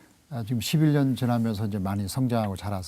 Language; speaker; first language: Korean; native; Korean